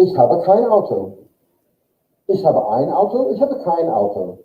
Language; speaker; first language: German; non-native, fluent; English